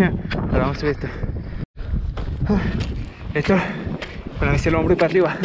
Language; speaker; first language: Spanish; native; Spanish